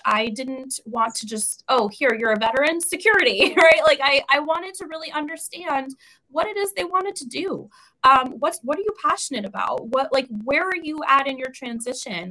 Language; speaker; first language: English; native; English